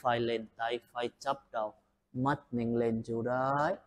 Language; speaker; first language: Vietnamese; non-native, learner; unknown